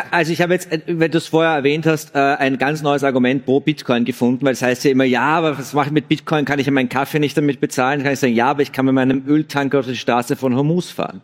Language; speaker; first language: German; native; German